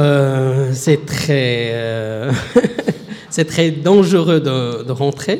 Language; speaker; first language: French; non-native, local second language; Arabic